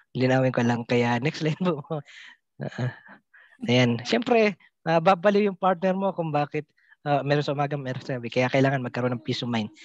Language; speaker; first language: Filipino; non-native, local second language; Cebuano